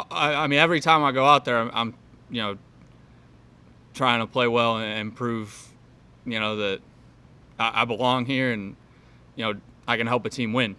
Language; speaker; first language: English; native; English